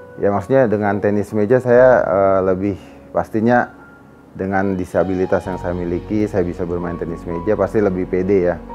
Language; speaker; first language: Indonesian; native; Indonesian